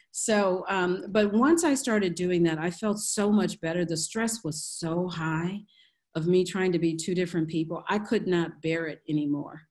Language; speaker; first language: English; native; English